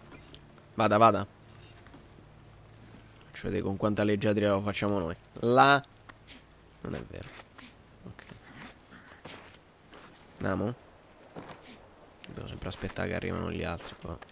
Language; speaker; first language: Italian; native; Italian